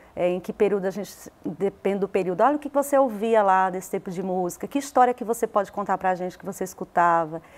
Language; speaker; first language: Portuguese; native; Portuguese